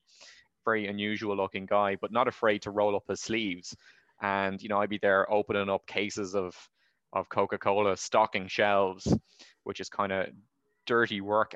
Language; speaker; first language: English; native; English